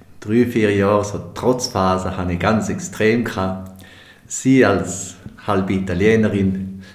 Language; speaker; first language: German; non-native, local second language; Romansh